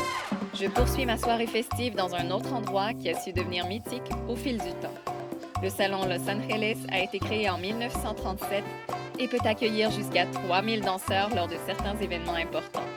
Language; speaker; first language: French; native; French